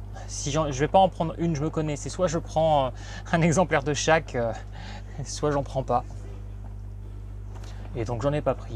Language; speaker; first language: French; native; French